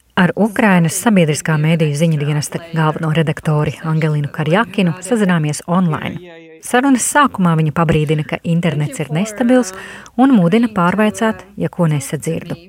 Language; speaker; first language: Latvian; native; Latvian